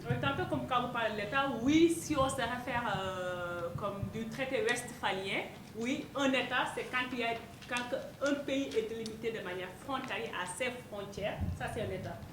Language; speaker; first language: French; non-native, local second language; Wolof